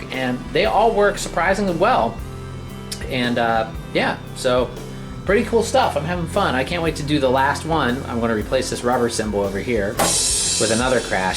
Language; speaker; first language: English; native; English